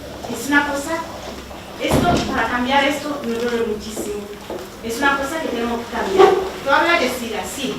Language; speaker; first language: Spanish; non-native, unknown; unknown